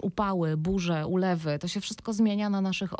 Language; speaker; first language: Polish; native; Polish